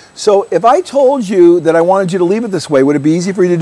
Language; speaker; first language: English; native; English